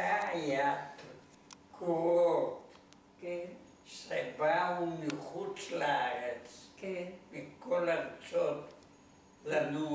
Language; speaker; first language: Hebrew; non-native, learner; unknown